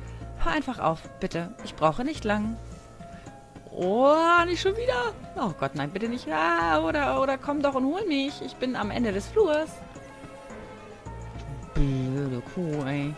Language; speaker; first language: German; native; German